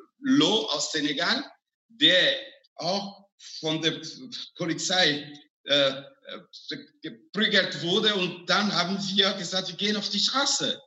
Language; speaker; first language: German; non-native, fluent; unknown